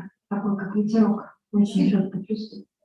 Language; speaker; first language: Russian; native; Russian